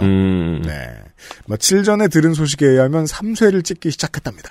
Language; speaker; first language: Korean; native; Korean